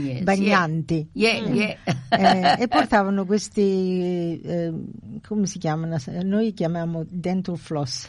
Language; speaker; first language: Italian; early bilingual, heritage; Italian